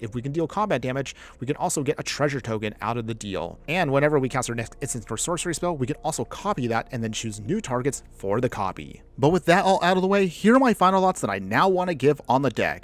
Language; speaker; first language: English; native; English